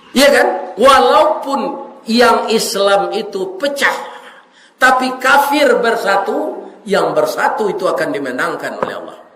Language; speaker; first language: Malay; non-native, local second language; Minangkabau